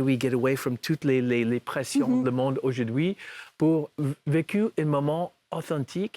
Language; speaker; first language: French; non-native, fluent; English